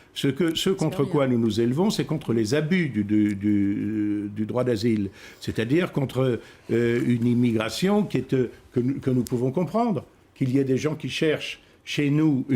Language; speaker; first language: French; native; French